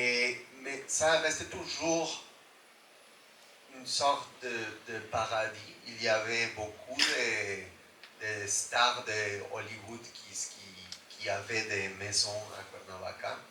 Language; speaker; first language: French; non-native, fluent; Spanish